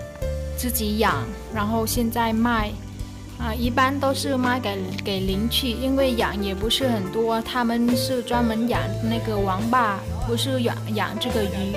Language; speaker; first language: Chinese; non-native, fluent; Vietnamese